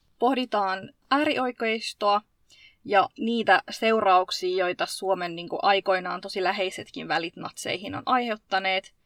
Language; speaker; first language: Finnish; early bilingual, other home language; Arabic